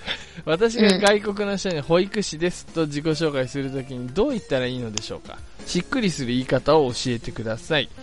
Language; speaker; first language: Japanese; non-native, fluent; English